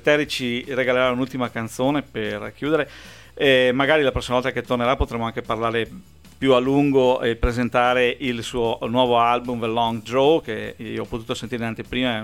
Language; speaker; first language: Italian; native; Italian